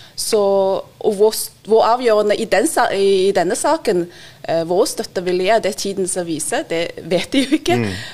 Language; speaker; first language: Norwegian; non-native, fluent; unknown